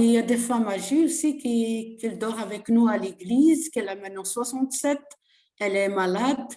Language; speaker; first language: French; non-native, learner; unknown